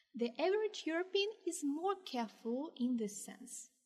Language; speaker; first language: English; non-native, fluent; Russian